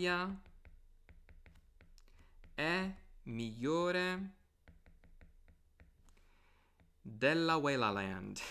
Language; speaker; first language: Italian; non-native, fluent; English